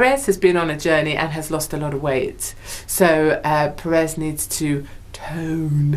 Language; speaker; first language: English; native; English